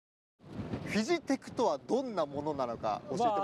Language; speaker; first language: Japanese; native; Japanese